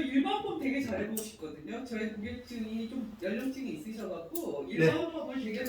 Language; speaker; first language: Korean; native; Korean